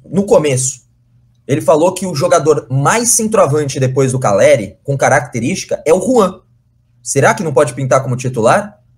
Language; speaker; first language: Portuguese; native; Portuguese